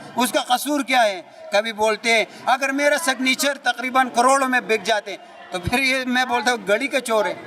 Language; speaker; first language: Urdu; non-native, local second language; Pashto